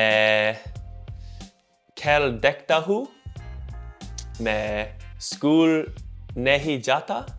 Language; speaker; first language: Hindi; non-native, learner; English